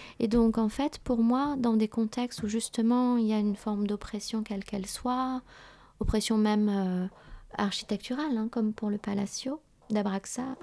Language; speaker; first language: French; early bilingual, other home language; Vietnamese